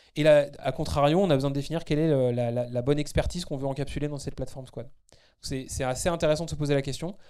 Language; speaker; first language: French; native; French